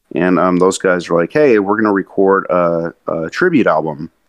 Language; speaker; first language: English; native; English